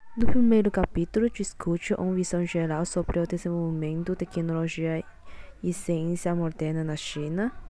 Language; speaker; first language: Portuguese; non-native, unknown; Chinese